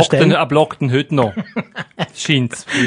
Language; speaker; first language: German; native; German